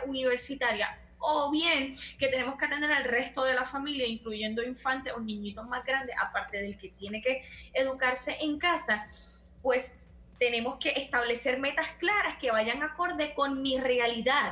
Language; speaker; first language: Spanish; native; Spanish